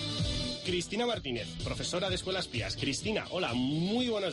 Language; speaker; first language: Spanish; native; Spanish